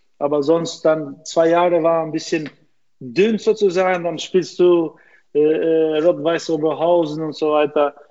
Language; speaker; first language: German; non-native, fluent; Albanian